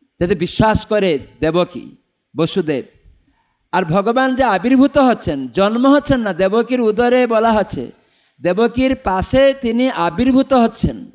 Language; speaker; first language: Bangla; non-native, fluent; Odia